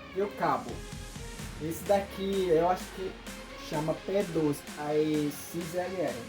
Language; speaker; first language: Portuguese; non-native, local second language; Ticuna